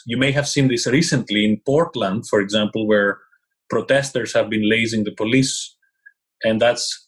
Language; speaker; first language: English; non-native, fluent; Greek